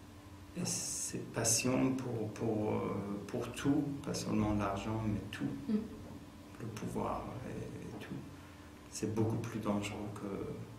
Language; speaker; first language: French; non-native, fluent; Persian